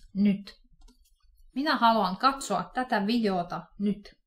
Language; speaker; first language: Finnish; non-native, fluent; Russian